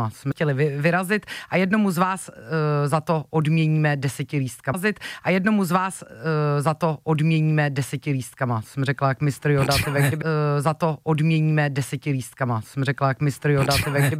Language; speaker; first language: Czech; native; Czech